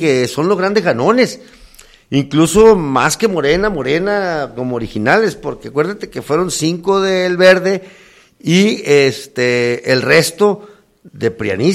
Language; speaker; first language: Spanish; native; Spanish